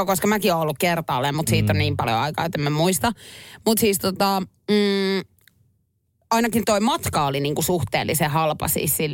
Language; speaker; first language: Finnish; native; Finnish